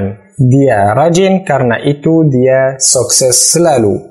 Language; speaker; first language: Indonesian; non-native, learner; Arabic